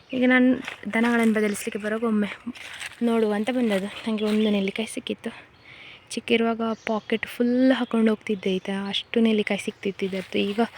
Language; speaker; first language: Kannada; non-native, local second language; Konkani